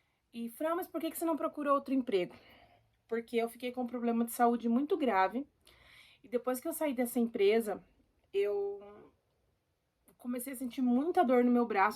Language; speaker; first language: Portuguese; native; Portuguese